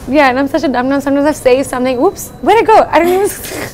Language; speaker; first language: English; native; English